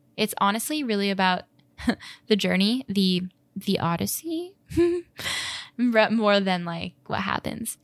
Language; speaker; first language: English; native; English